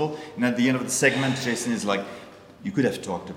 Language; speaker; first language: English; non-native, fluent; French